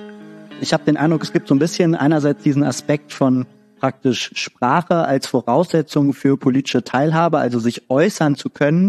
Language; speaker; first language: German; native; German